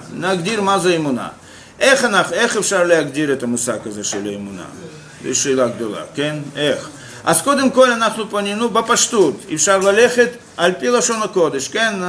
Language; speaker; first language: Hebrew; non-native, fluent; Russian